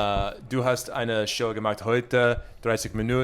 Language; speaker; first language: German; non-native, learner; English